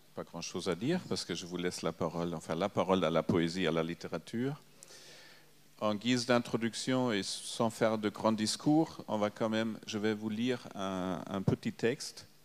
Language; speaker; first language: French; non-native, fluent; German